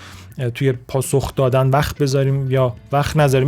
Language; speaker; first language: Persian; native; Persian